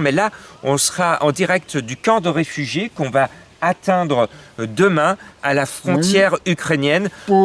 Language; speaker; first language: French; native; French